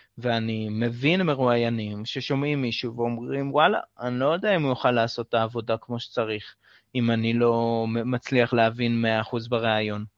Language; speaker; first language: Hebrew; native; Hebrew